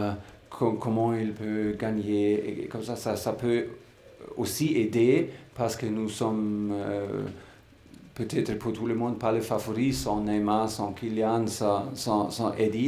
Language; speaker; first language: French; non-native, fluent; German